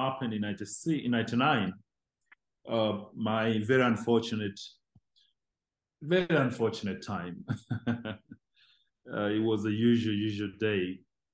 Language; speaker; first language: English; non-native, local second language; Acoli